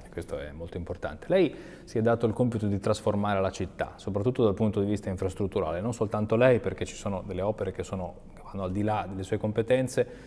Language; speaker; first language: Italian; native; Italian